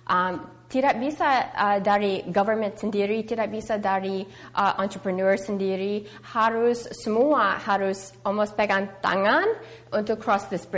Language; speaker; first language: Indonesian; early bilingual, heritage; English